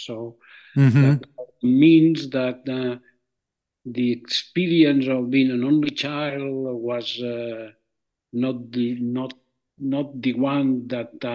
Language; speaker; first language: English; non-native, fluent; Catalan